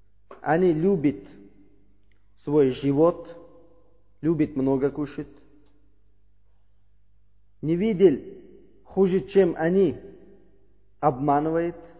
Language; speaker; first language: Russian; non-native, learner; Uzbek